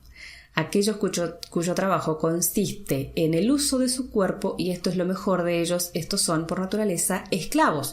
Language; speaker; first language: Spanish; native; Spanish